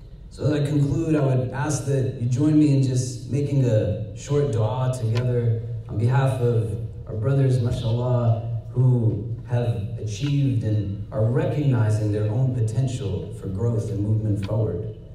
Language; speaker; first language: English; native; English